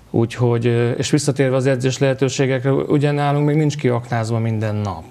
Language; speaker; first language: Hungarian; native; Hungarian